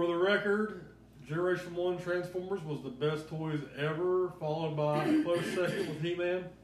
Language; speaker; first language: English; native; English